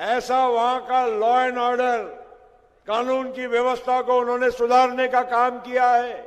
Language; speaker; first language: Hindi; non-native, local second language; Gujarati